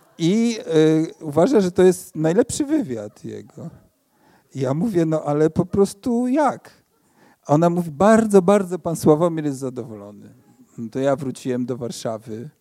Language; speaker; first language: Polish; native; Polish